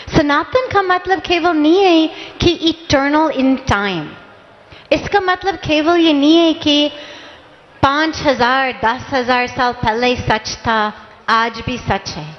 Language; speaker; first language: Hindi; non-native, fluent; English